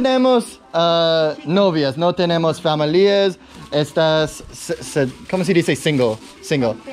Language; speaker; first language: Spanish; non-native, learner; English